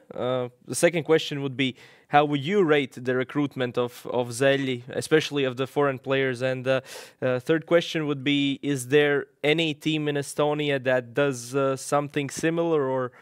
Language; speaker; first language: English; non-native, fluent; Latvian